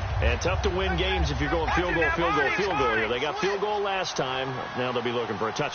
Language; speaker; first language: English; native; English